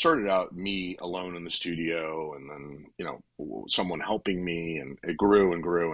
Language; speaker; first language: English; native; English